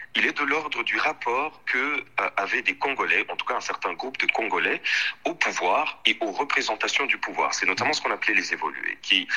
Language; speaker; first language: French; non-native, local second language; Swahili